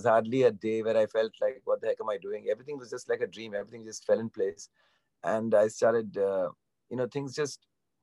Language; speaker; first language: English; non-native, local second language; Bangla